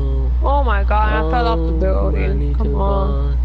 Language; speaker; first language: English; native; English